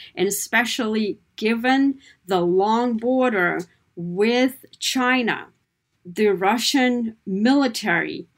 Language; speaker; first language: English; non-native, fluent; Kazakh